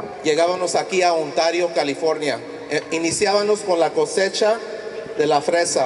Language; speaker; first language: Spanish; early bilingual, heritage; Spanish